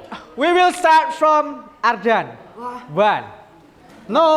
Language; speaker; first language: English; non-native, learner; Indonesian